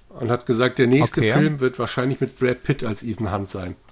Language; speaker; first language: German; native; German